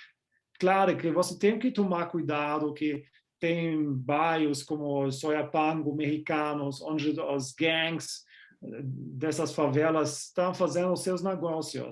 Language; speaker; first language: Portuguese; non-native, fluent; German